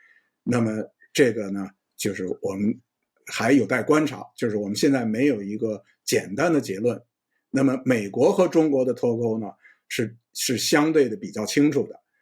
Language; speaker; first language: Chinese; native; Chinese